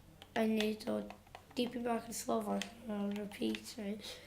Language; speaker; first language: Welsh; non-native, local second language; English